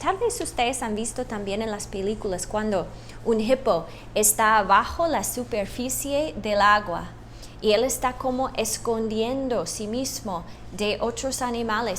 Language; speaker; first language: Spanish; non-native, fluent; English